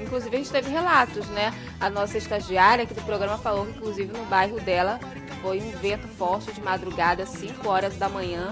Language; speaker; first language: Portuguese; native; Portuguese